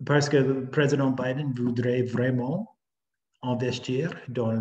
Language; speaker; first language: French; non-native, fluent; English